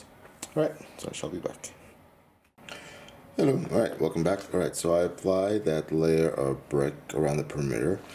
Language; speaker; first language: English; native; English